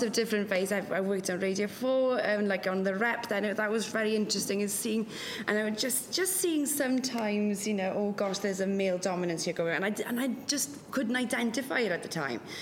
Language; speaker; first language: English; non-native, local second language; Welsh